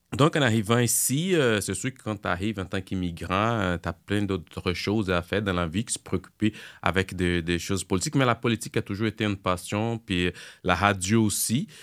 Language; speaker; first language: French; non-native, fluent; Portuguese